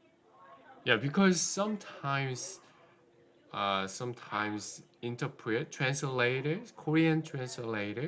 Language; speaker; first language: English; non-native, learner; Korean